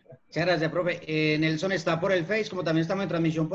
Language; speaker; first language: Spanish; native; Spanish